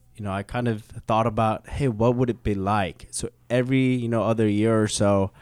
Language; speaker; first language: English; early bilingual, other home language; Korean